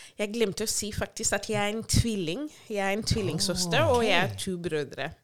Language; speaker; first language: Norwegian; non-native, fluent; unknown